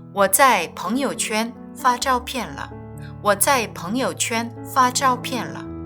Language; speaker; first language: Chinese; non-native, fluent; Korean